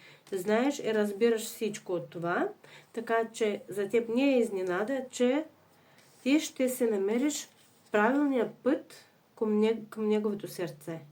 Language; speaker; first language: Bulgarian; non-native, fluent; Russian